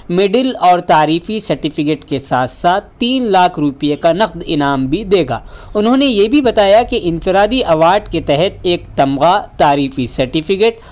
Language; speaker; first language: Urdu; native; Urdu